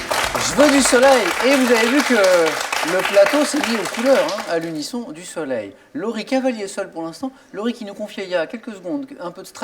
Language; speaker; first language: French; native; French